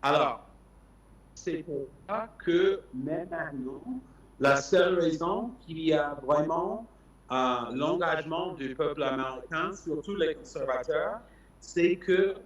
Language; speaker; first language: French; non-native, fluent; English